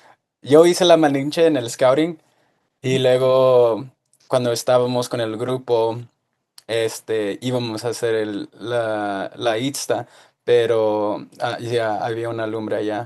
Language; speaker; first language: Spanish; early bilingual, heritage; Spanish